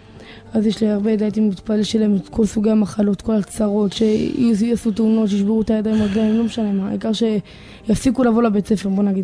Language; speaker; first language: Hebrew; native; Hebrew